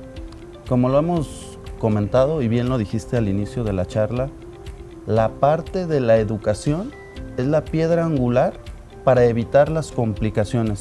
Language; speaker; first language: Spanish; native; Spanish